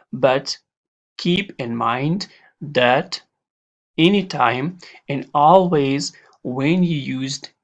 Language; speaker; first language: English; non-native, fluent; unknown